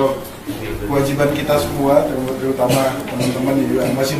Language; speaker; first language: Indonesian; native; Indonesian